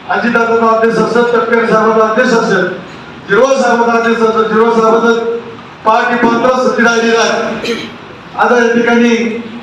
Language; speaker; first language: Marathi; native; Marathi